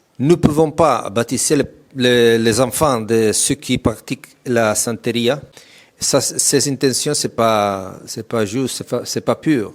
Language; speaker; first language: French; non-native, fluent; Italian